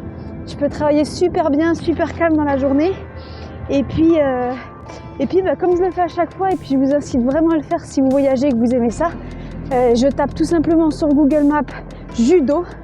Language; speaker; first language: French; native; French